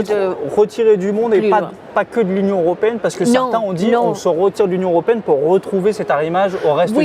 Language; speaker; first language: French; native; French